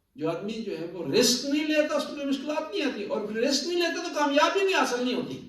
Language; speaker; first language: Urdu; non-native, local second language; Punjabi